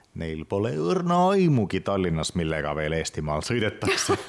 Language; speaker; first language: Estonian; non-native, fluent; Finnish